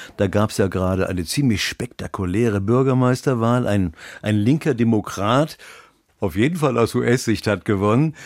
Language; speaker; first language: German; native; German